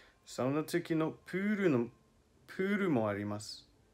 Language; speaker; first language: Japanese; non-native, learner; Finnish